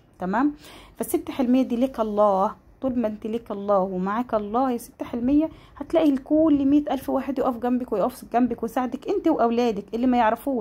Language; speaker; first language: Arabic; native; Arabic